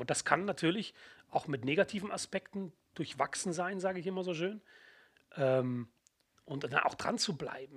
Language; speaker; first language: German; native; German